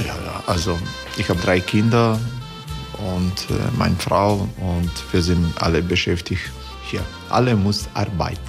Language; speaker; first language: German; non-native, learner; Croatian